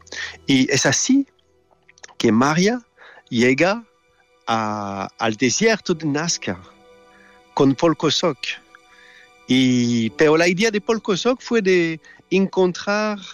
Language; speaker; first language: Spanish; non-native, learner; French